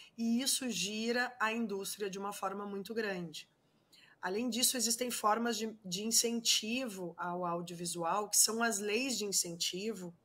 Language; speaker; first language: Portuguese; non-native, fluent; Spanish